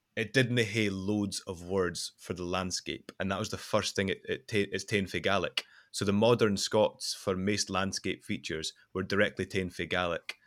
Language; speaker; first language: English; non-native, local second language; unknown